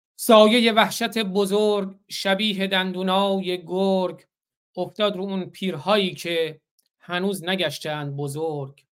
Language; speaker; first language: Persian; native; Persian